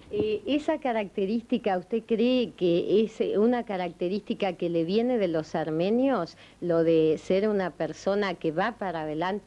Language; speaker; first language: Spanish; native; Spanish